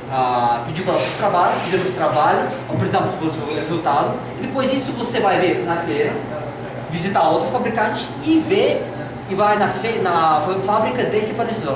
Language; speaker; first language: Portuguese; non-native, learner; Russian